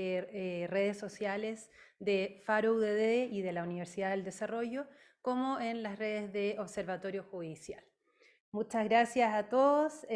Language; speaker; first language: Spanish; native; Spanish